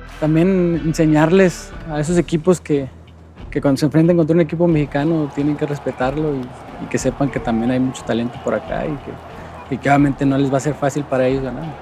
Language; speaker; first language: Spanish; native; Spanish